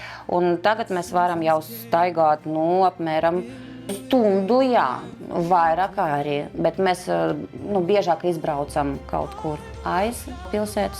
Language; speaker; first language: Latvian; non-native, local second language; Russian